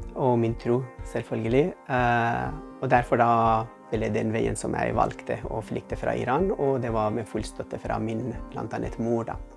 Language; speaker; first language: Norwegian; non-native, fluent; Persian